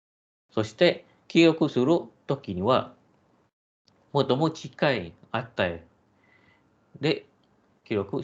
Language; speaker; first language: Japanese; non-native, fluent; Malay